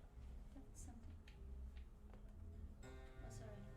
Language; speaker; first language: English; non-native, learner; Vietnamese